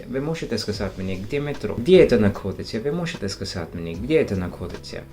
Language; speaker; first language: Russian; non-native, learner; Hindi